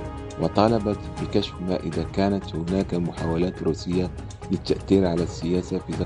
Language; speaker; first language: Arabic; native; Arabic